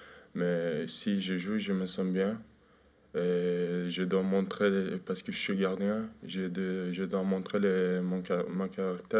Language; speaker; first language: French; non-native, fluent; Turkish